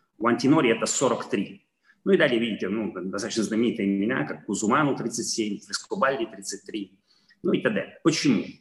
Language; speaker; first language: Russian; non-native, fluent; Italian